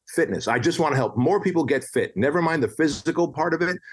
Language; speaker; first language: English; early bilingual, other home language; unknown